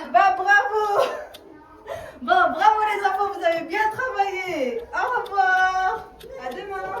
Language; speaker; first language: French; non-native, fluent; Tamil